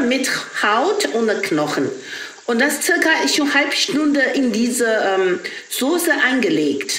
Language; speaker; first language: German; non-native, learner; Chinese